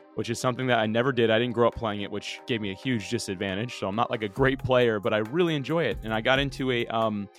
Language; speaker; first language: English; early bilingual, other home language; Italian